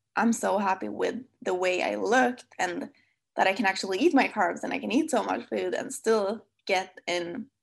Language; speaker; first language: English; non-native, fluent; Swedish